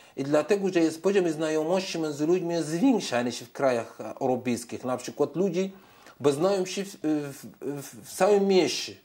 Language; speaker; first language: Polish; non-native, fluent; Arabic